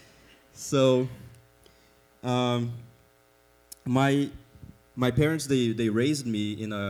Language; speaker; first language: English; non-native, fluent; Portuguese